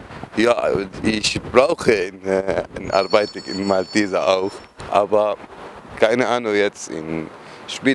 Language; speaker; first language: German; non-native, learner; Arabic